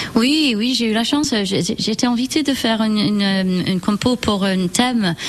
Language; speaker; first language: French; non-native, learner; English